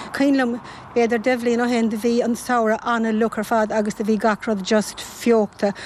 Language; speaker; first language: Irish; native; Irish